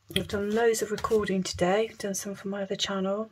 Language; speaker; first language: English; native; English